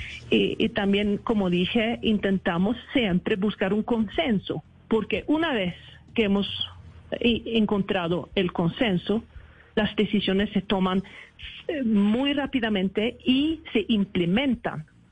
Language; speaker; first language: Spanish; non-native, fluent; Swedish